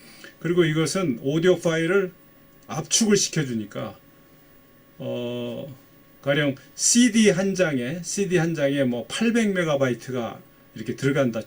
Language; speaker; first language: Korean; native; Korean